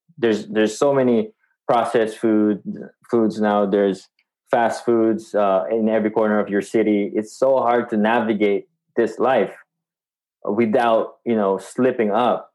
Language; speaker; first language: English; non-native, local second language; Filipino